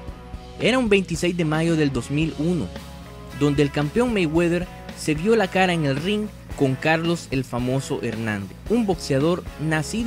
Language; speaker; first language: Spanish; native; Spanish